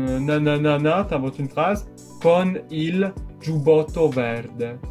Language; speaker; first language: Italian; non-native, fluent; French